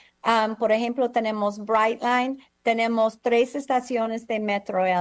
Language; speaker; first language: Spanish; non-native, fluent; English